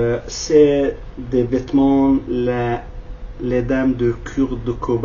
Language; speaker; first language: French; non-native, learner; Kurdish